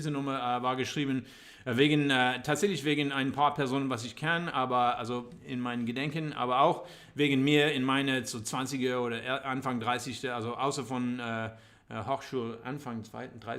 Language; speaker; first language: German; non-native, learner; English